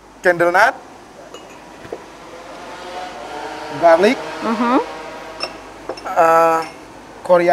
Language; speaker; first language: English; non-native, learner; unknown